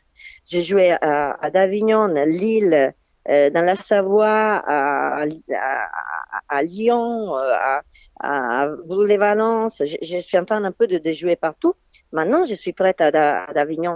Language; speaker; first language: French; non-native, fluent; Italian